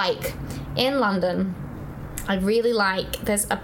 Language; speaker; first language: English; native; English